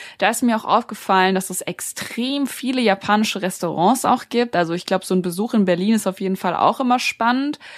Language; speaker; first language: German; native; German